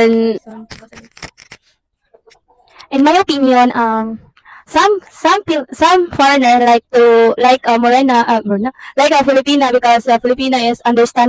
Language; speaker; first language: English; non-native, learner; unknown